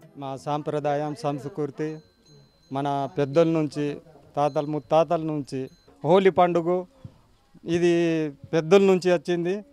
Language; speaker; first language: Telugu; non-native, local second language; Gondi